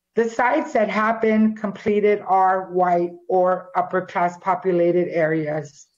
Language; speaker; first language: English; native; English